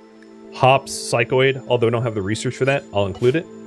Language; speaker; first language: English; native; English